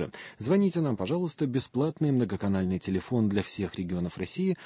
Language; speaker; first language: Russian; native; Russian